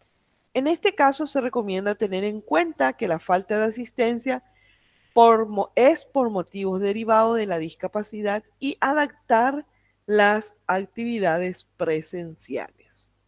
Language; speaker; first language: Spanish; native; Spanish